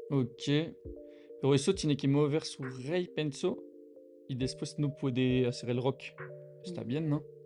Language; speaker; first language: Spanish; non-native, learner; French